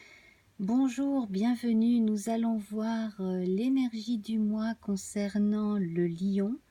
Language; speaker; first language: French; native; French